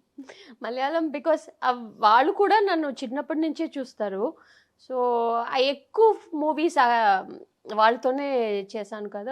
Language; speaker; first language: Telugu; non-native, local second language; Tamil